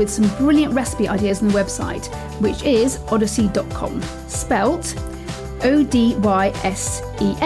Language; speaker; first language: English; native; English